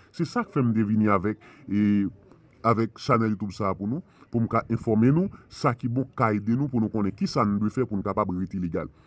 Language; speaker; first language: Haitian Creole; non-native, fluent; Spanish